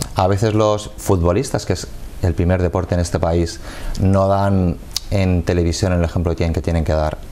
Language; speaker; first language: Spanish; native; Spanish